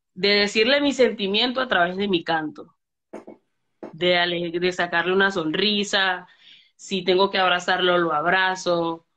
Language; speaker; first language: Spanish; native; Spanish